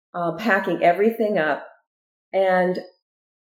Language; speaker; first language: English; native; English